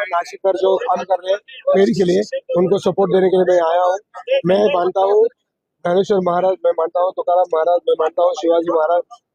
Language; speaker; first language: Hindi; non-native, local second language; Marathi